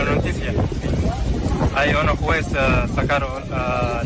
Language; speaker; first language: Spanish; non-native, learner; Arabic